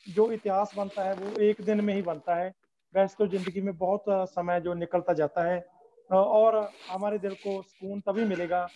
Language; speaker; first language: Hindi; native; Hindi